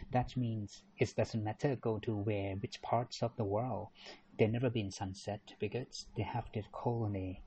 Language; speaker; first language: English; non-native, learner; Thai